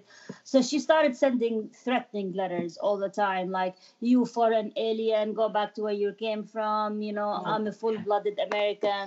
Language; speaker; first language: English; non-native, fluent; Arabic